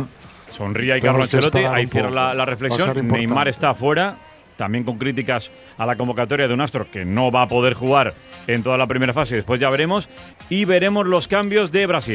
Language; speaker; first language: Spanish; native; Spanish